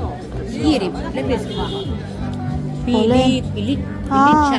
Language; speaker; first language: Greek; non-native, learner; Bulgarian